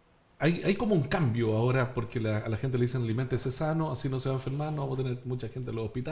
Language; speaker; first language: Spanish; native; Spanish